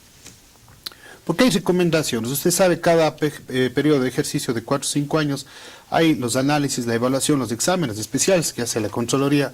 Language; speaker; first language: Spanish; native; Spanish